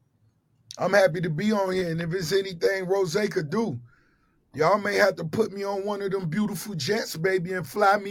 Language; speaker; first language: English; native; English